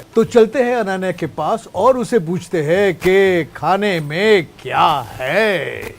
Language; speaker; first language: Hindi; native; Hindi